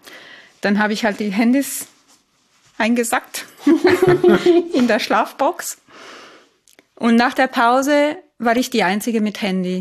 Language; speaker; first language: German; non-native, fluent; Italian